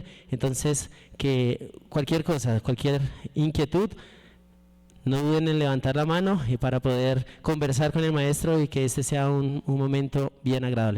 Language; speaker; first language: Spanish; native; Spanish